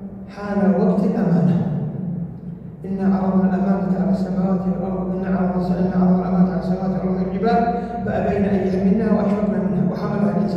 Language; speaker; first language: Arabic; native; Arabic